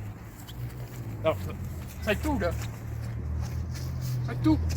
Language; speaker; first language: French; native; French